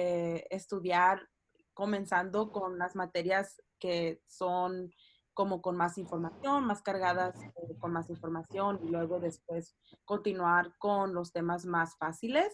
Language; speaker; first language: Spanish; early bilingual, heritage; Spanish